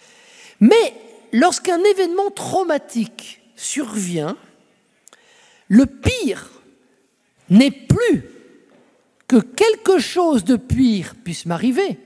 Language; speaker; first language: French; native; French